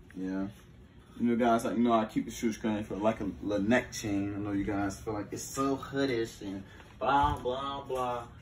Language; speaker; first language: English; native; English